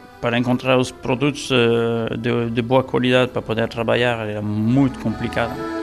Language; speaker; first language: Portuguese; non-native, fluent; French